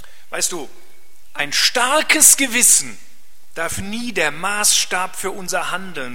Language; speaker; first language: German; native; German